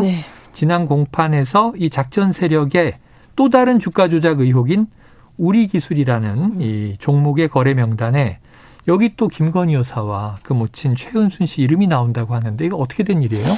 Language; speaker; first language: Korean; native; Korean